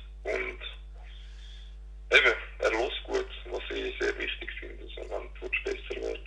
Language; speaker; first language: German; native; German